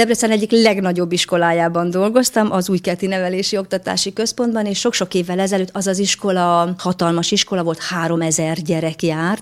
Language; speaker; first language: Hungarian; native; Hungarian